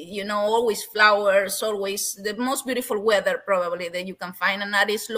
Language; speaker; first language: English; non-native, fluent; Spanish